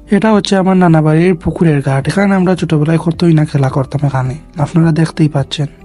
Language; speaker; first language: Bangla; non-native, local second language; Sylheti